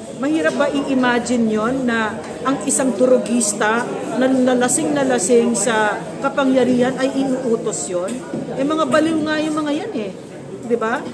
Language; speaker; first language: Filipino; native; Filipino